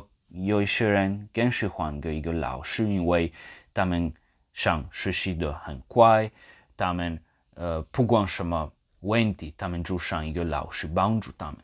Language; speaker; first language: Chinese; non-native, fluent; English